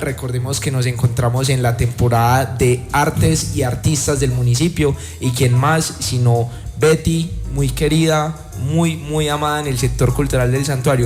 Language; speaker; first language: Spanish; native; Spanish